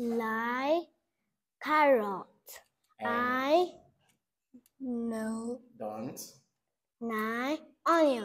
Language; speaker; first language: English; non-native, learner; Vietnamese